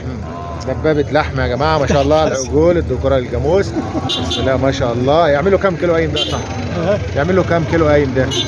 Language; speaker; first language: Arabic; native; Arabic